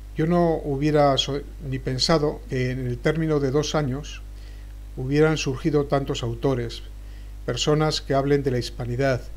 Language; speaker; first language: Spanish; native; Spanish